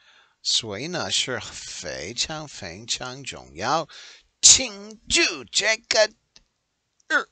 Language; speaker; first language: Chinese; non-native, learner; English